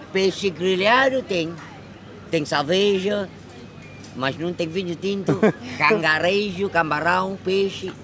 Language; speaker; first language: Portuguese; early bilingual, heritage; Portuguese